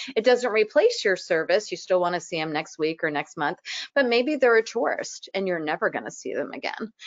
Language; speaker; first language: English; native; English